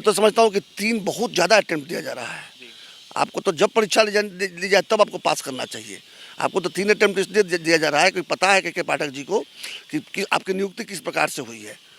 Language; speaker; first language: Hindi; native; Hindi